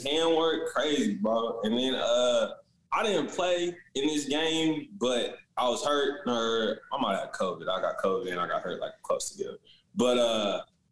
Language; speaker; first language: English; native; English